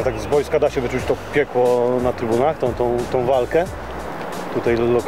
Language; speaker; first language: Polish; native; Polish